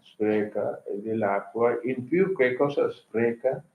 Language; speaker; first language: Italian; non-native, learner; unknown